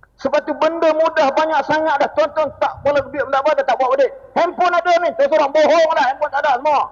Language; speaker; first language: Malay; native; Malay